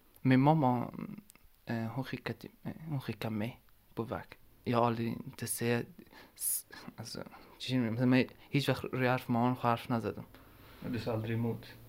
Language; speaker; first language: Swedish; non-native, learner; Persian